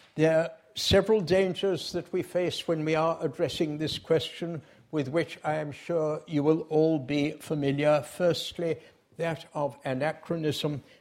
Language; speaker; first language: English; native; English